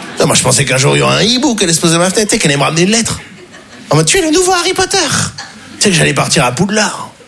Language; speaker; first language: French; native; French